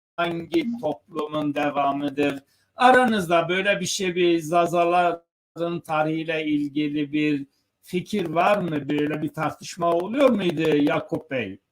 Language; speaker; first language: Turkish; non-native, local second language; Zaza